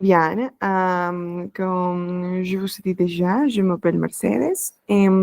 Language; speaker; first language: French; non-native, fluent; Spanish